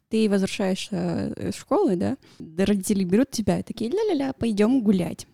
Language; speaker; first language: Russian; non-native, fluent; Spanish